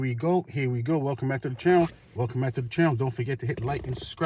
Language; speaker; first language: English; native; English